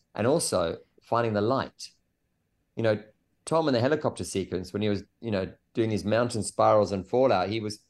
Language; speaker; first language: English; native; English